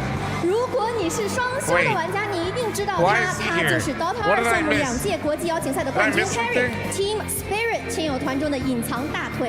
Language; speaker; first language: Chinese; native; Chinese